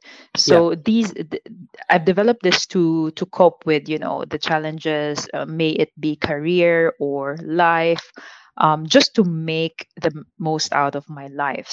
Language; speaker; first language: English; non-native, local second language; Filipino